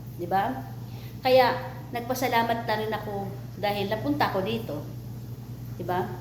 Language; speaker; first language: Filipino; non-native, local second language; Cebuano